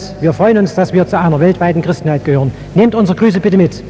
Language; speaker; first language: German; native; German